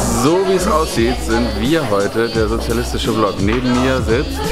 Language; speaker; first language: German; native; German